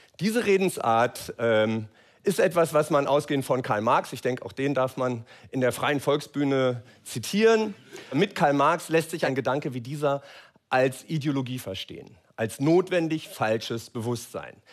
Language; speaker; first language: German; native; German